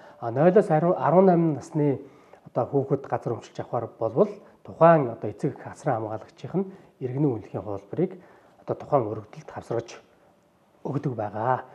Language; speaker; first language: Mongolian; native; Mongolian